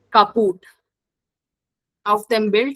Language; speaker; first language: German; non-native, fluent; Hindi